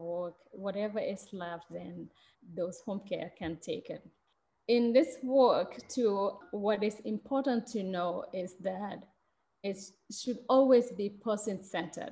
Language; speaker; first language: English; non-native, local second language; Mandingo